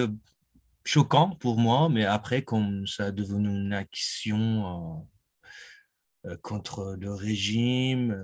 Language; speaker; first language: French; non-native, fluent; Persian